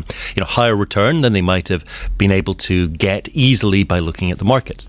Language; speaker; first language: English; native; English